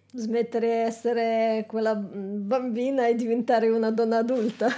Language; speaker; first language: Italian; non-native, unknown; Russian